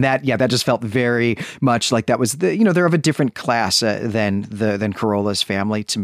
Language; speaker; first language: English; native; English